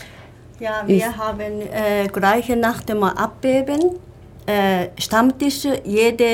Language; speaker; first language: German; non-native, learner; Japanese